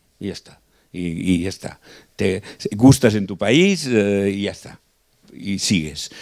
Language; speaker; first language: Spanish; non-native, local second language; Catalan